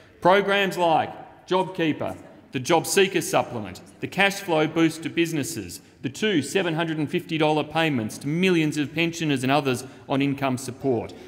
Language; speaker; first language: English; native; English